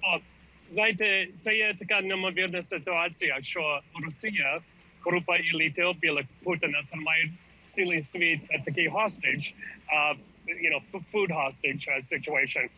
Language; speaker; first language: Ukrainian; early bilingual, heritage; English